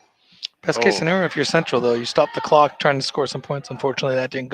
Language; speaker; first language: English; native; English